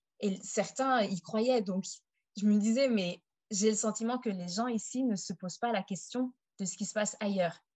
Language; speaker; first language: French; native; French